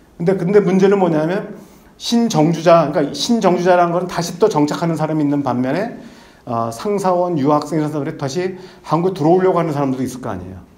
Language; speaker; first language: Korean; native; Korean